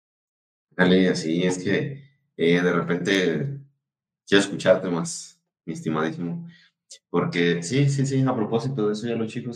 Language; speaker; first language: Spanish; native; Spanish